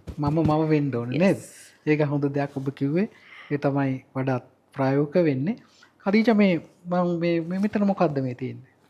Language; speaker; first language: Sinhala; native; Sinhala